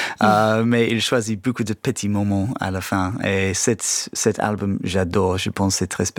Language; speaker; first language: French; non-native, fluent; English